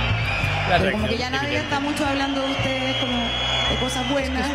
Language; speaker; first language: Spanish; native; Spanish